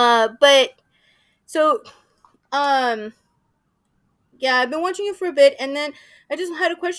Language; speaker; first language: English; native; English